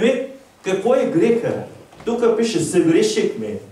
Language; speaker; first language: Bulgarian; non-native, learner; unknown